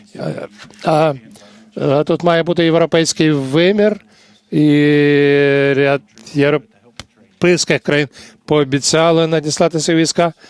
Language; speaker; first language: Ukrainian; non-native, fluent; English